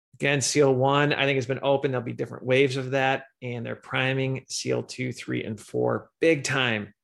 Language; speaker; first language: English; native; English